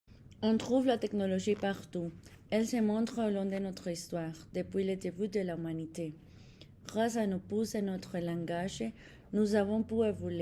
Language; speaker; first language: French; non-native, fluent; Spanish